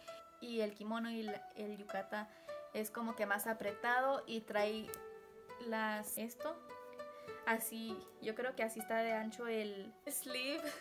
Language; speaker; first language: Spanish; early bilingual, heritage; Spanish